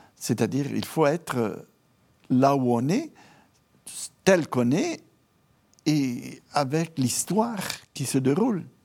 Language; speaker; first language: French; non-native, fluent; Italian